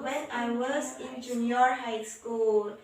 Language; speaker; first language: English; non-native, learner; Indonesian